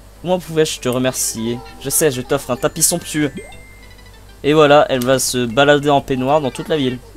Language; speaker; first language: French; native; French